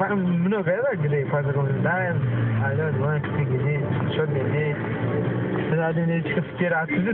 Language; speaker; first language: Russian; non-native, learner; Uzbek